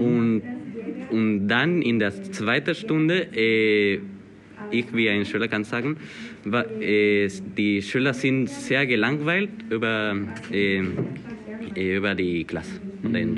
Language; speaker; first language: German; non-native, learner; Spanish